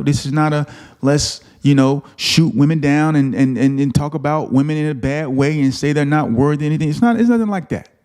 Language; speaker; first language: English; native; English